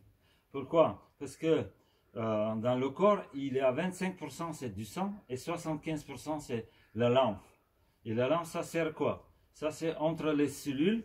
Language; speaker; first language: French; non-native, fluent; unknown